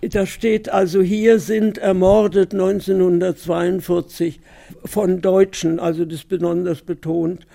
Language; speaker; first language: German; early bilingual, heritage; German